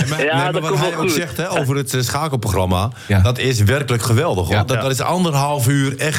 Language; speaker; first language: Dutch; native; Dutch